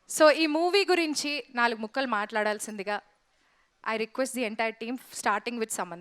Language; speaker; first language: Telugu; native; Telugu